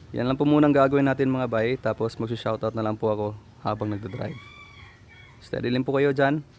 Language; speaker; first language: Filipino; non-native, local second language; Cebuano